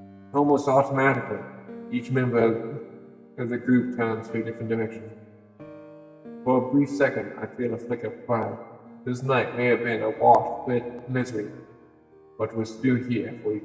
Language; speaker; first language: English; native; English